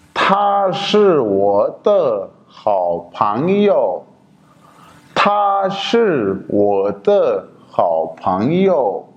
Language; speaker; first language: Chinese; non-native, fluent; Urdu